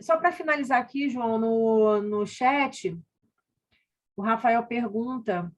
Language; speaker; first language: Portuguese; native; Portuguese